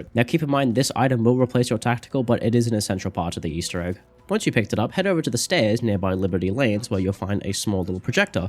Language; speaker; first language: English; native; English